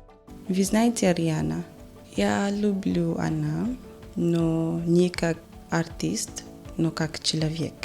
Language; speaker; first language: Russian; non-native, learner; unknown